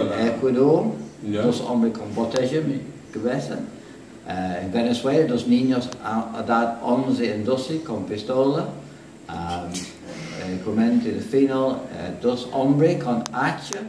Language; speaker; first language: Spanish; non-native, learner; English